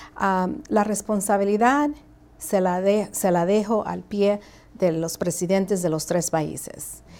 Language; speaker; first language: Spanish; early bilingual, heritage; Spanish